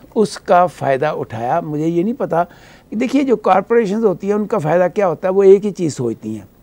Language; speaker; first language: Hindi; native; Hindi